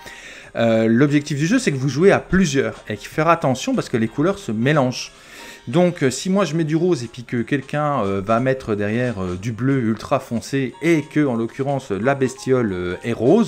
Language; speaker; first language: French; native; French